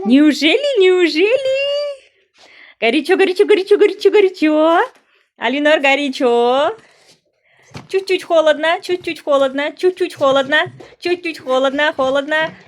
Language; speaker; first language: Russian; non-native, local second language; Kazakh